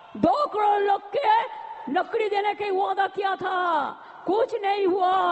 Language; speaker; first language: Hindi; non-native, local second language; Bangla